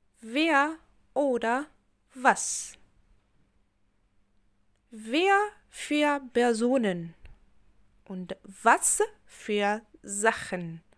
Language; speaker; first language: German; non-native, fluent; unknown